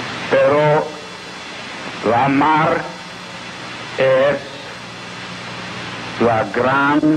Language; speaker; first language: Spanish; non-native, learner; English